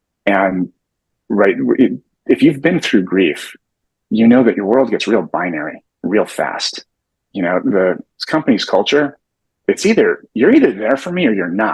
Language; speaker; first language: English; native; English